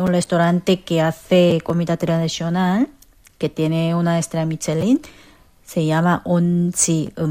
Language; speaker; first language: Spanish; non-native, fluent; Korean